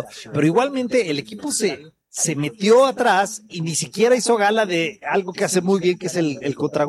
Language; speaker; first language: Spanish; native; Spanish